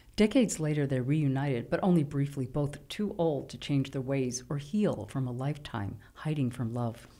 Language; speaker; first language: English; native; English